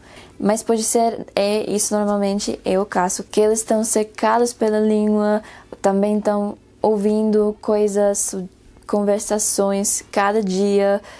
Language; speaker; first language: Portuguese; non-native, fluent; Spanish